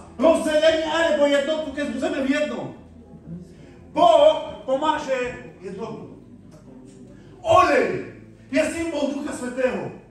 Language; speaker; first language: Slovak; non-native, local second language; Romany